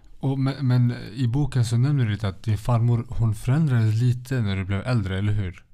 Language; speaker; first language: Swedish; early bilingual, other home language; Central Kurdish